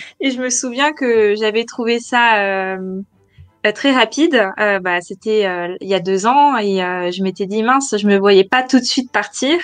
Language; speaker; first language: French; native; French